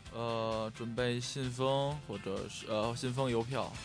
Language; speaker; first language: Chinese; native; Chinese